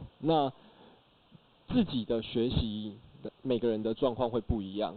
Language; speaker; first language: Chinese; native; Chinese